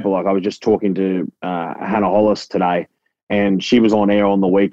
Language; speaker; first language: English; native; English